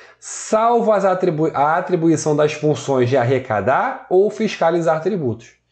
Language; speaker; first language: Portuguese; native; Portuguese